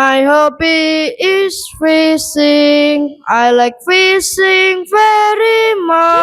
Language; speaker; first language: English; non-native, learner; Indonesian